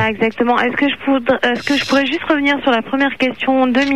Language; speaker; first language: French; native; French